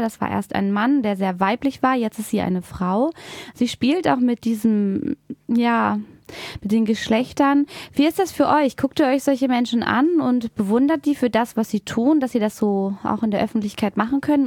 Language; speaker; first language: German; native; German